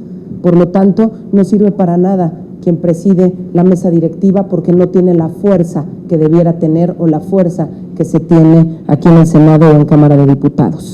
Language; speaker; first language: Spanish; native; Spanish